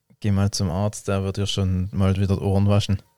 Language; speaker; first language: German; native; German